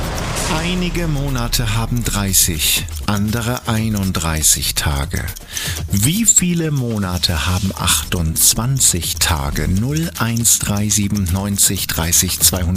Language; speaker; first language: German; native; German